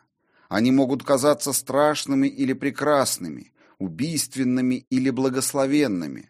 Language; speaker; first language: Russian; native; Russian